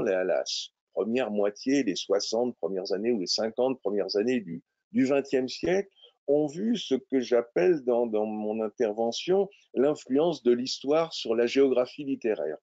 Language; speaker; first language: French; native; French